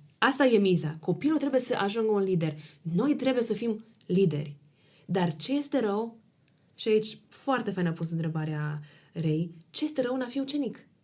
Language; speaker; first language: Romanian; native; Romanian